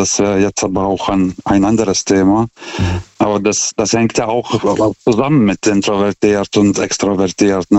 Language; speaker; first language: German; non-native, fluent; Lithuanian